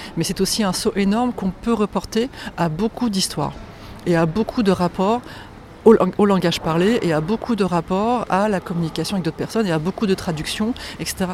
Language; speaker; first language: French; non-native, fluent; Polish